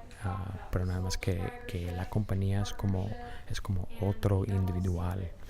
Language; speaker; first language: Spanish; non-native, fluent; English